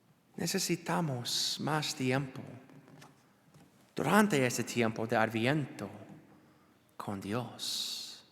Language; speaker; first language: Spanish; non-native, learner; English